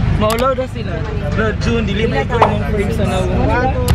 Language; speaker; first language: Filipino; non-native, local second language; Cebuano